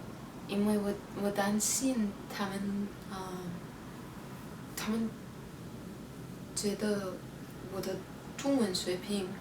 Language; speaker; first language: Chinese; non-native, learner; English